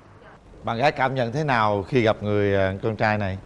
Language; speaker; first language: Vietnamese; native; Vietnamese